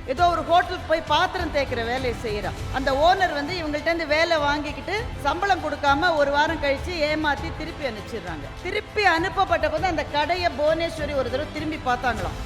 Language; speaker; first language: Tamil; native; Tamil